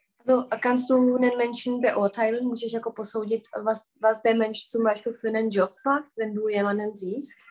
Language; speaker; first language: German; non-native, fluent; Czech